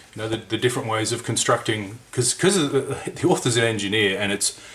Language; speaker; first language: English; native; English